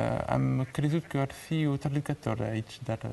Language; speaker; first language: Romanian; non-native, learner; French